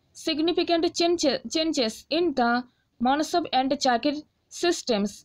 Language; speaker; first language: English; non-native, local second language; Bangla